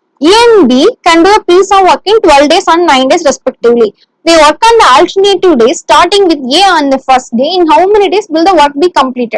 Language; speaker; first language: English; non-native, local second language; Tamil